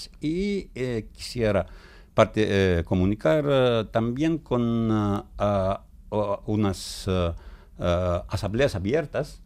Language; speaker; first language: Spanish; non-native, fluent; Greek